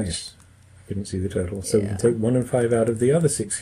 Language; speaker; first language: English; native; English